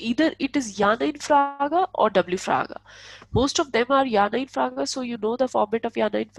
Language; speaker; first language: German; non-native, fluent; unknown